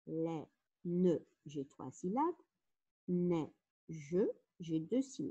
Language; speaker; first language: French; non-native, local second language; Arabic